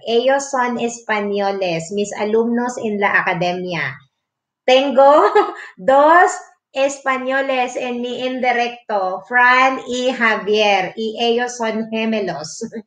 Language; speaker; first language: Spanish; non-native, fluent; Filipino